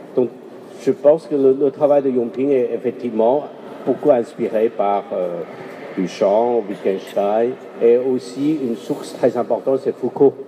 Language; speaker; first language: French; non-native, fluent; Chinese